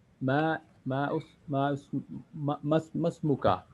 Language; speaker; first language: Arabic; non-native, learner; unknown